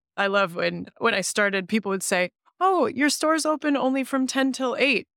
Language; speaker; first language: English; native; English